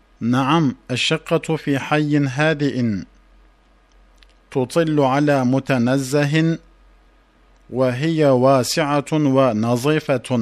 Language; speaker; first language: Arabic; non-native, fluent; Turkish